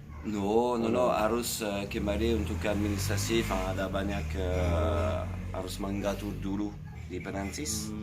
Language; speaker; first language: Indonesian; non-native, learner; French